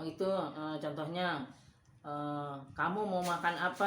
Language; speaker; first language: Indonesian; non-native, local second language; Sundanese